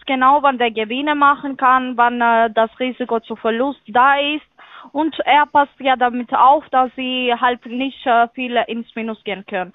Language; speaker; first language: German; non-native, fluent; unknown